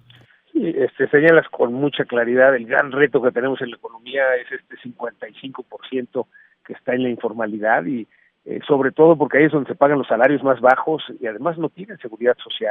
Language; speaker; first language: Spanish; native; Spanish